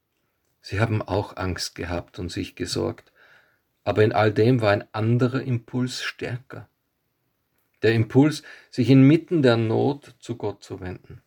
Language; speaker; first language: German; native; German